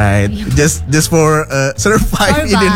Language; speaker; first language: English; non-native, fluent; Indonesian